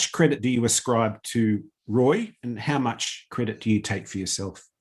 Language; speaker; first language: English; native; English